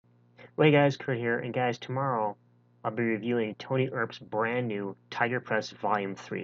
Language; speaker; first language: English; native; English